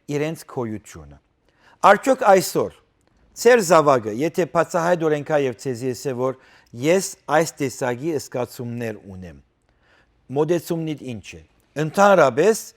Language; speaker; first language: Armenian; early bilingual, heritage; Armenian